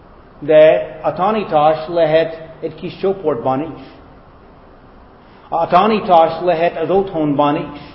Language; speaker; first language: Hungarian; non-native, fluent; English